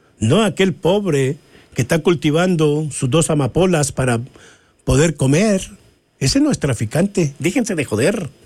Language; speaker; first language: Spanish; native; Spanish